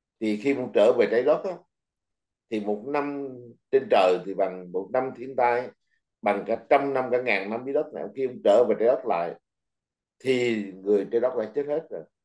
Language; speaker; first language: Vietnamese; native; Vietnamese